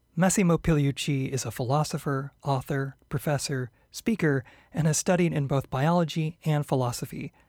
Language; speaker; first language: English; native; English